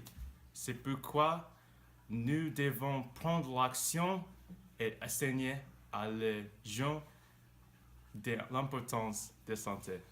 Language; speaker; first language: French; non-native, learner; English